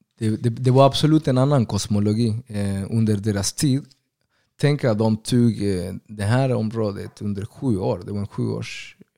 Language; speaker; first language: Swedish; early bilingual, other home language; Spanish